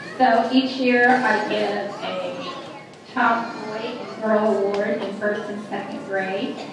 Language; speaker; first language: English; native; English